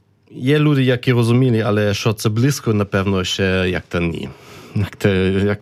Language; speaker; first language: Ukrainian; non-native, learner; German